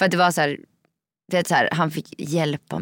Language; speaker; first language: Swedish; native; Swedish